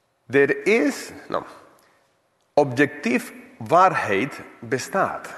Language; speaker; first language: Dutch; non-native, fluent; English